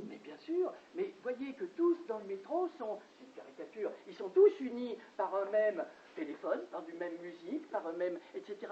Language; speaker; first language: French; native; French